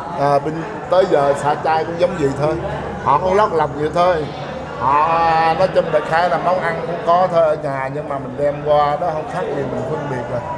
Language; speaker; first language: Vietnamese; non-native, local second language; Eastern Cham